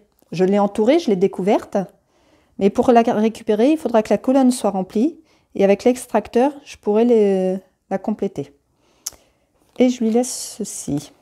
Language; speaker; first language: French; native; French